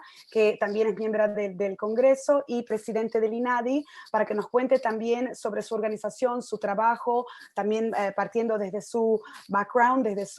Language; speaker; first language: Spanish; native; Spanish